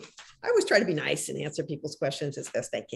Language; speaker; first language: English; native; English